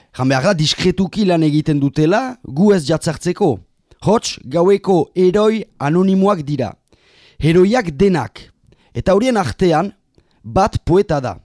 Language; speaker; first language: Basque; native; Basque